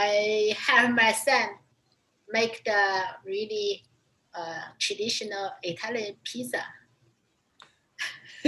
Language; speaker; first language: English; non-native, learner; Chinese